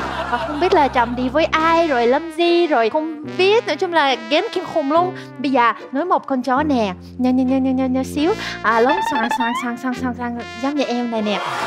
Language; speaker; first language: Vietnamese; non-native, fluent; Russian